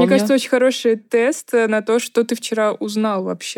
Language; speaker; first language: Russian; native; Russian